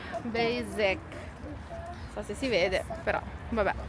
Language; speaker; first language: Italian; non-native, fluent; Filipino